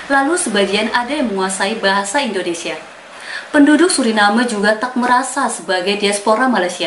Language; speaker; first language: Indonesian; native; Indonesian